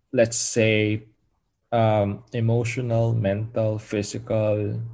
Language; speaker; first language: English; non-native, local second language; Filipino